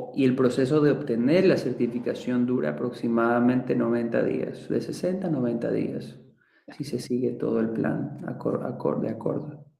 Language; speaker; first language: Spanish; early bilingual, other home language; Russian